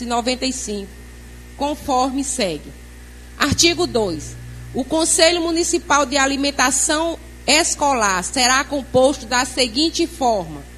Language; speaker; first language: Portuguese; native; Portuguese